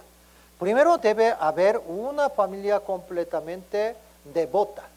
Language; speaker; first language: Spanish; non-native, learner; Korean